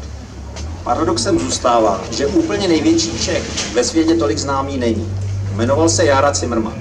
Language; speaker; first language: Czech; native; Czech